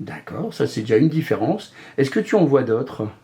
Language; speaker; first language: French; native; French